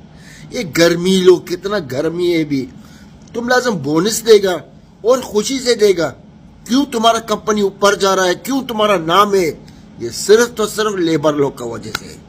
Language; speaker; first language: Hindi; non-native, fluent; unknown